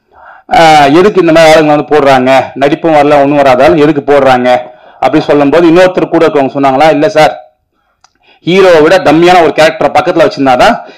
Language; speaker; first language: Tamil; native; Tamil